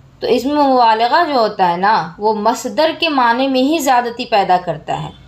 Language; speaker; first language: Urdu; native; Urdu